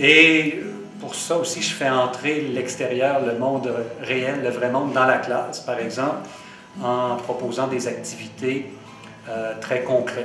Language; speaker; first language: French; native; French